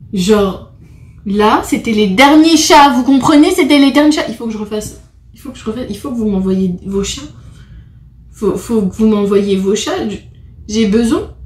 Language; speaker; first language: French; native; French